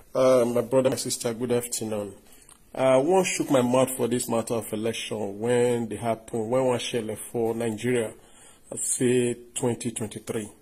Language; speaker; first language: Nigerian Pidgin; non-native, local second language; Yoruba